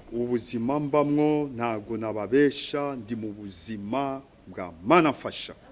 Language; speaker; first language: Kinyarwanda; early bilingual, heritage; Kinyarwanda